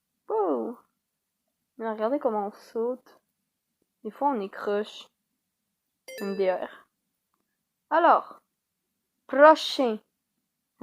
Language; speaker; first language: French; native; French